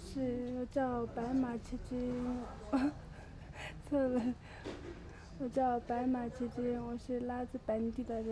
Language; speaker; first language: Chinese; non-native, local second language; Tibetan